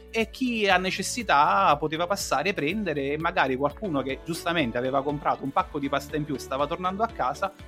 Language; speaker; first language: Italian; native; Italian